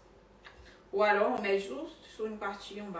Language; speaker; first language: French; non-native, fluent; Portuguese